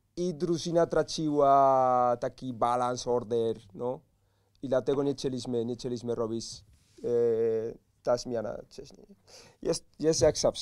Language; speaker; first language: Polish; non-native, learner; Spanish